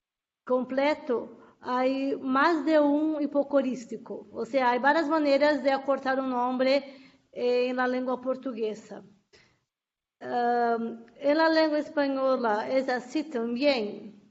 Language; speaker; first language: Spanish; non-native, fluent; Portuguese